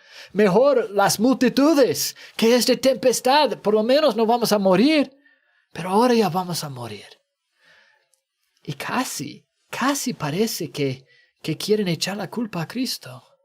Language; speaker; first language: Spanish; non-native, fluent; English